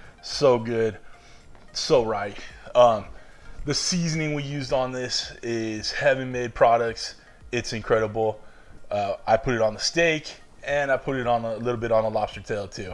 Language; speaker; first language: English; native; English